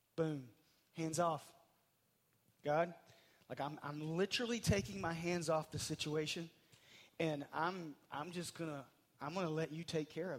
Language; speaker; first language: English; native; English